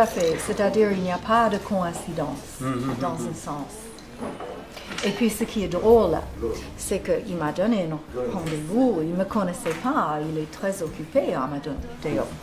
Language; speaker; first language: French; non-native, fluent; English